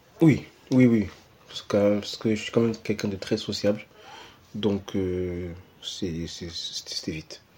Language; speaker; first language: French; early bilingual, other home language; Portuguese